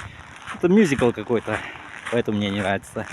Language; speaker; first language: Russian; native; Russian